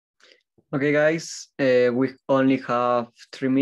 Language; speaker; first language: English; non-native, learner; Spanish